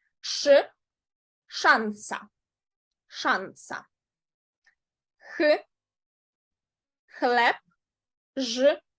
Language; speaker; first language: Polish; non-native, fluent; Ukrainian